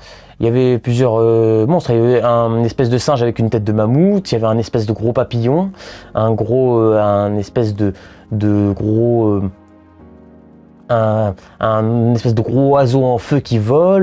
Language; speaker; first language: French; native; French